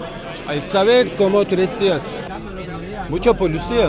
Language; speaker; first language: Spanish; non-native, learner; Turkish